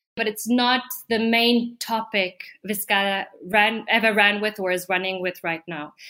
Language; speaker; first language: English; non-native, fluent; German